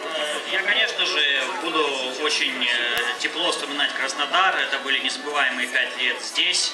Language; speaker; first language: Russian; native; Russian